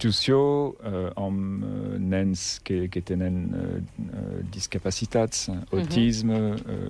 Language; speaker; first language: Catalan; non-native, learner; French